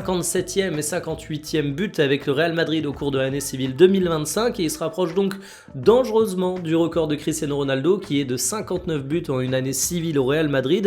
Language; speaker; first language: French; native; French